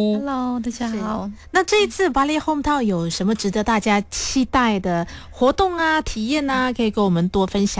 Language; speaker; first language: Chinese; native; Chinese